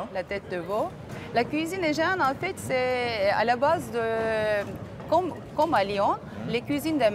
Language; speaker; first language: French; non-native, fluent; Turkish